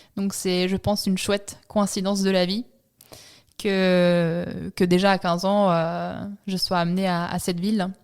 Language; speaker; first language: French; early bilingual, other home language; Italian